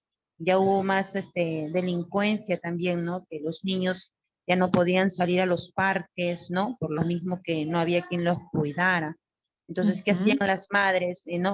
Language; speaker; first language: Spanish; native; Spanish